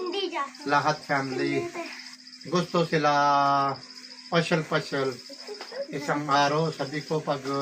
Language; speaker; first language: Filipino; non-native, learner; Punjabi